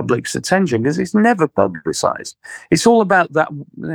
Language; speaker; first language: English; native; English